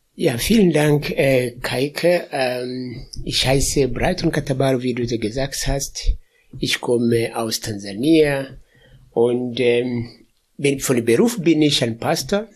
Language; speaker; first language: German; non-native, fluent; Swahili